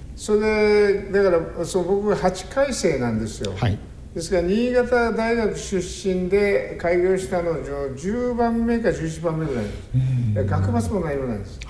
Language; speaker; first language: Japanese; native; Japanese